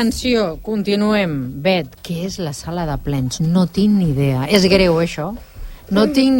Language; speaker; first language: Catalan; native; Catalan